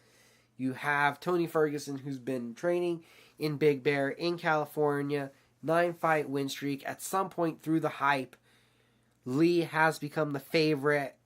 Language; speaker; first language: English; native; English